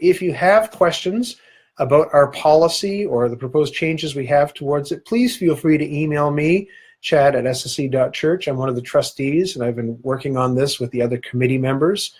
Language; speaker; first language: English; native; English